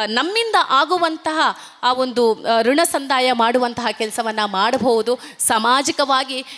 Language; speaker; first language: Kannada; non-native, local second language; Tulu